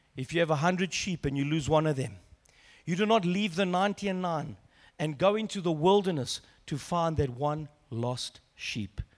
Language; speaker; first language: English; native; English